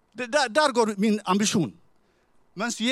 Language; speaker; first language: Norwegian; non-native, fluent; Tigrinya